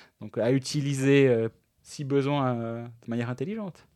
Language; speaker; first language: French; native; French